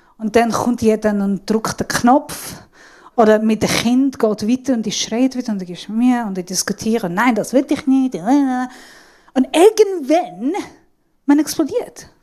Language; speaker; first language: German; non-native, fluent; Persian